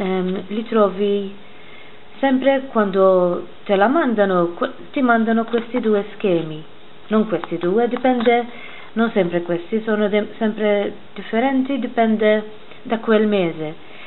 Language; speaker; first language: Italian; non-native, fluent; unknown